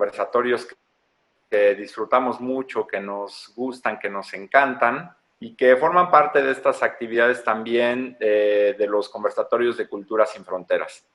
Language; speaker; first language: Spanish; native; Spanish